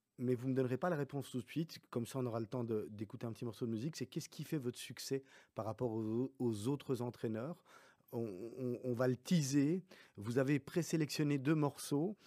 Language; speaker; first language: French; native; French